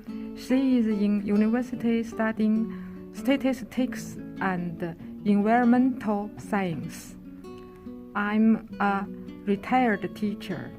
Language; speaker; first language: English; non-native, learner; Chinese